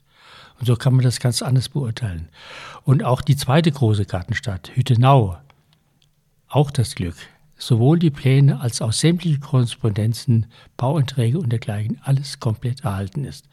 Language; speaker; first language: German; native; German